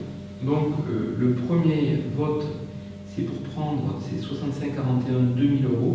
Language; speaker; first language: French; native; French